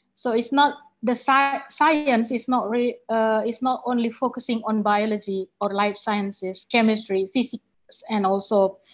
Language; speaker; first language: English; non-native, fluent; Indonesian